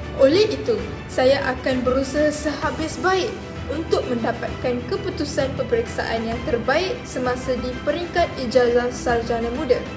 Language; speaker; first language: Malay; non-native, local second language; English